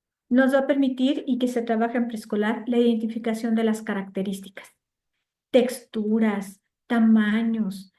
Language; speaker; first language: Spanish; native; Spanish